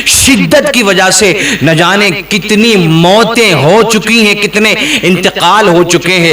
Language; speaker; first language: Urdu; native; Urdu